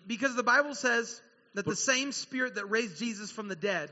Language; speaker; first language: English; native; English